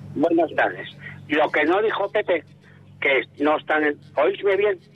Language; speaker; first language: Spanish; native; Spanish